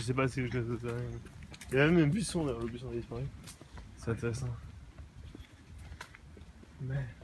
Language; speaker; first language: French; early bilingual, other home language; Japanese